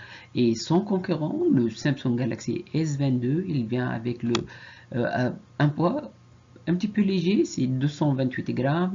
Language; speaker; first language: French; non-native, fluent; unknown